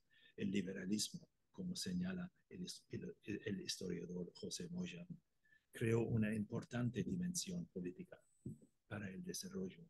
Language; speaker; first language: Spanish; non-native, fluent; Irish